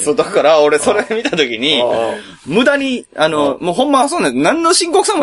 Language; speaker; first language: Japanese; native; Japanese